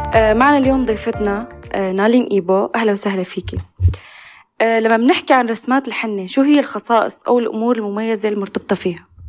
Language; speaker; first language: Arabic; non-native, local second language; Kurdish